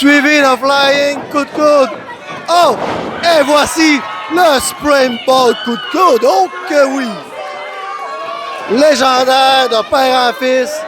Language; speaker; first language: French; native; French